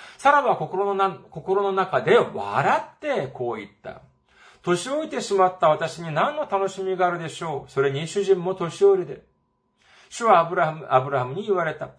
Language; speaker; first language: Japanese; non-native, fluent; Korean